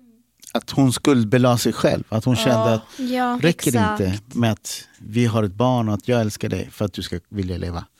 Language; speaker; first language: Swedish; native; Swedish